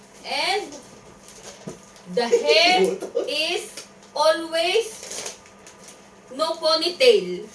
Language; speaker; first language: English; non-native, local second language; Filipino